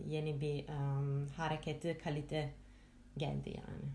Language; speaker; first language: Turkish; non-native, fluent; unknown